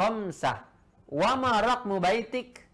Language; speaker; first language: Arabic; non-native, fluent; Indonesian